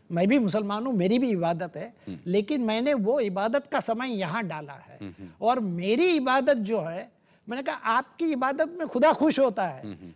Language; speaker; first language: Hindi; non-native, local second language; Gujarati